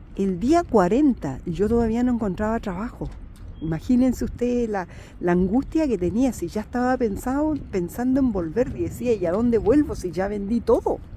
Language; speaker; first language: Spanish; native; Spanish